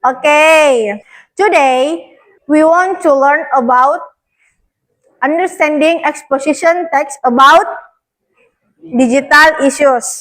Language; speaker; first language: English; non-native, learner; Indonesian